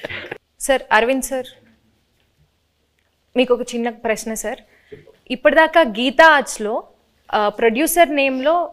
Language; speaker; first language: Telugu; native; Telugu